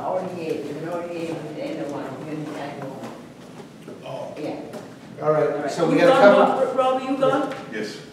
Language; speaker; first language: English; native; English